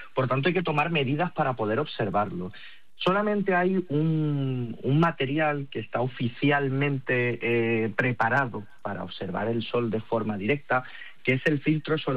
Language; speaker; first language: Spanish; native; Spanish